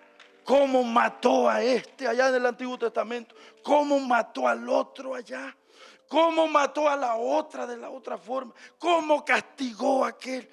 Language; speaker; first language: Spanish; native; Spanish